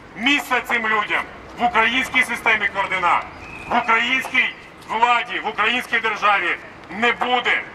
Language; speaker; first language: Ukrainian; native; Ukrainian